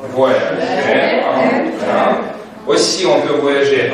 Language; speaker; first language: French; non-native, fluent; Russian